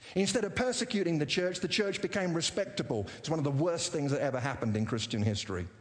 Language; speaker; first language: English; native; English